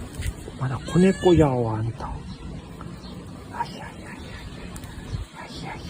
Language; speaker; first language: Japanese; native; Japanese